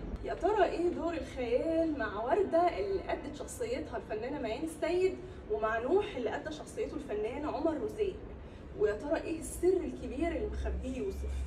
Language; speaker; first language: Arabic; native; Arabic